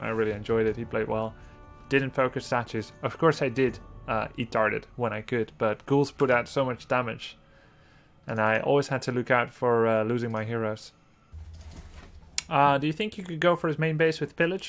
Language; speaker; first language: English; non-native, fluent; Dutch